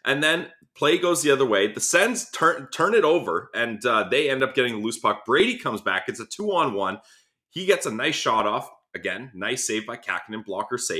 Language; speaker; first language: English; native; English